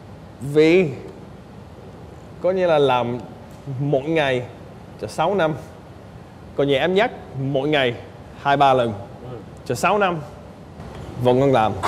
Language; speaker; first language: Vietnamese; early bilingual, heritage; Vietnamese